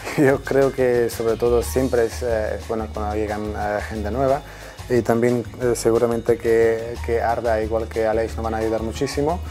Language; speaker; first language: Spanish; non-native, fluent; Croatian